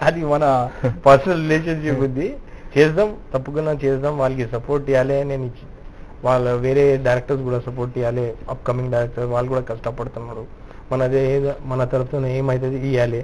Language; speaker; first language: Telugu; non-native, local second language; Urdu